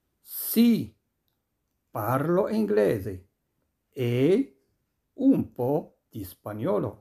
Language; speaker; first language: Italian; non-native, fluent; Arabic